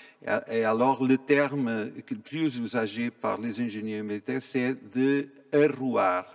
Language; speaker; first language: French; non-native, fluent; Portuguese